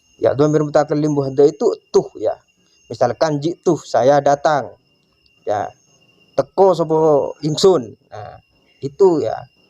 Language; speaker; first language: Indonesian; non-native, local second language; Madurese